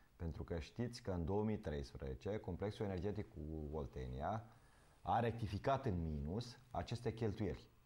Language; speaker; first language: Romanian; native; Romanian